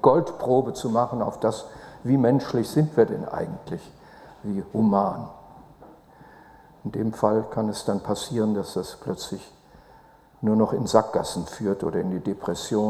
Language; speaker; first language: German; native; German